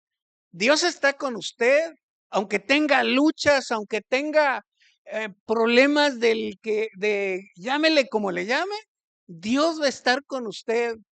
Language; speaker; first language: Spanish; native; Spanish